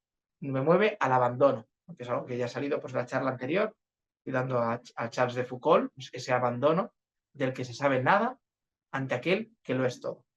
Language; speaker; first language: Spanish; native; Spanish